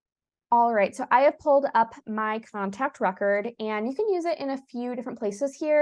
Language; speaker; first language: English; native; English